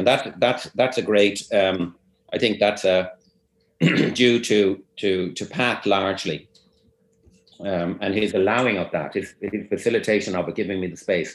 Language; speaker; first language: English; native; English